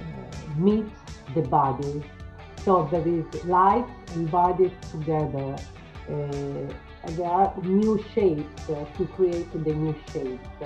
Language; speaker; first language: English; non-native, learner; Italian